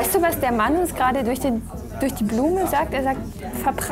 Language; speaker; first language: German; native; German